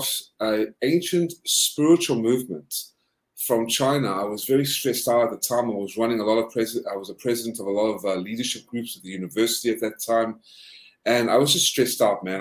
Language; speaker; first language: English; native; English